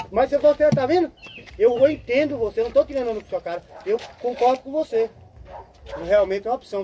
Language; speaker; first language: Portuguese; native; Portuguese